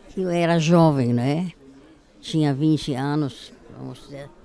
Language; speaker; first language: Portuguese; non-native, fluent; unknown